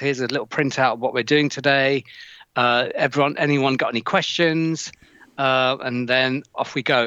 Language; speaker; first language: English; native; English